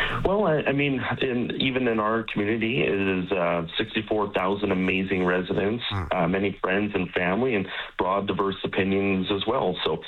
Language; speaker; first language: English; native; English